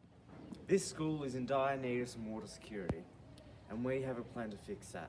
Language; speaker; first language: English; native; English